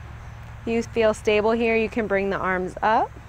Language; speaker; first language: English; native; English